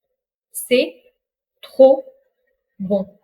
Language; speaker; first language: French; non-native, fluent; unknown